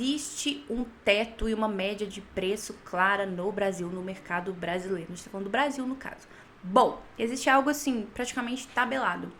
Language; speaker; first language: Portuguese; native; Portuguese